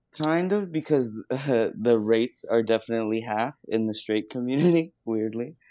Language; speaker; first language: English; native; English